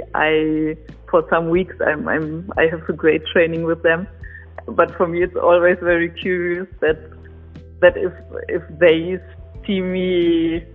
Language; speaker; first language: English; non-native, fluent; German